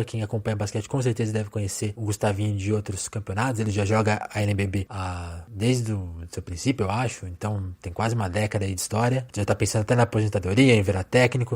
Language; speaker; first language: Portuguese; native; Portuguese